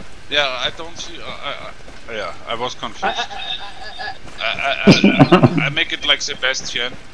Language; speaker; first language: English; non-native, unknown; German